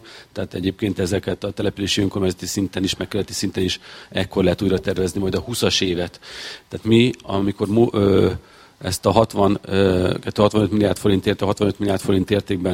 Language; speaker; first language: Hungarian; native; Hungarian